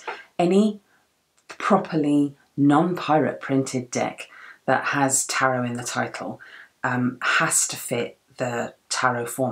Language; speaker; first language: English; native; English